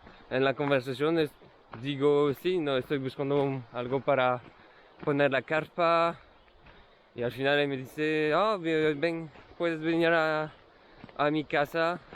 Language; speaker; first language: Spanish; non-native, learner; French